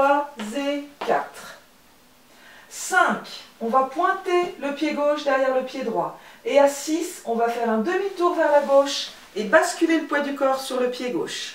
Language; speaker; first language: French; native; French